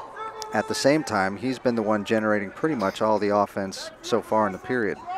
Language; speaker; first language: English; native; English